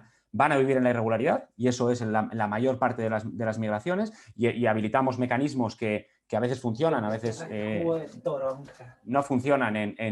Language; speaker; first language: Spanish; native; Spanish